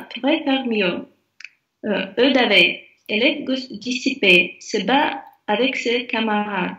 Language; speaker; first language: French; non-native, learner; Russian